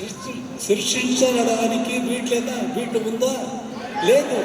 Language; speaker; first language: Telugu; non-native, fluent; Tamil